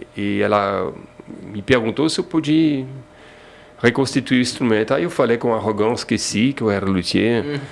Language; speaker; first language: Portuguese; non-native, fluent; French